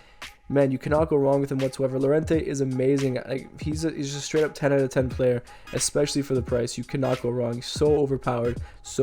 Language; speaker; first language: English; native; English